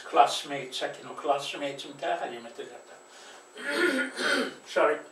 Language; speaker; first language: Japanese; non-native, fluent; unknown